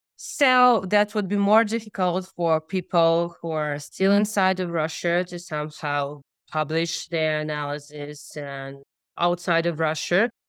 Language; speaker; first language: English; non-native, fluent; Russian